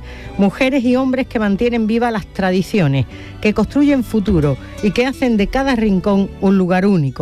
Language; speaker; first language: Spanish; native; Spanish